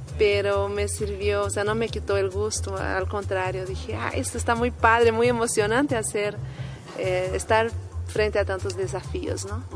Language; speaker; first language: Spanish; non-native, fluent; Portuguese